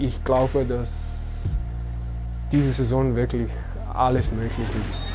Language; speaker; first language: German; non-native, fluent; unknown